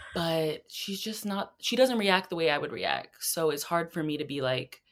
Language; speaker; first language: English; native; English